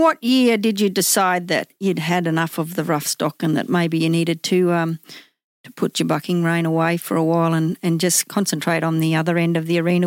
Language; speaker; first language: English; native; English